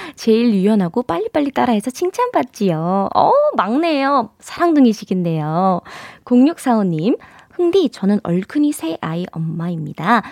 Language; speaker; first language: Korean; native; Korean